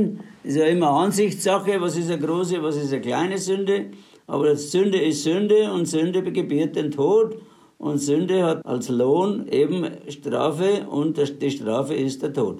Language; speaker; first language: German; native; German